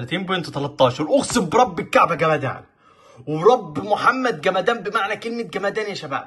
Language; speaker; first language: Arabic; native; Arabic